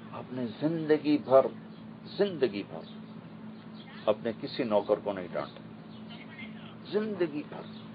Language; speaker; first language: Urdu; non-native, local second language; Punjabi